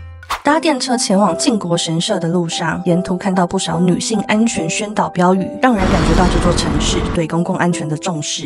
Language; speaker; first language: Chinese; native; Chinese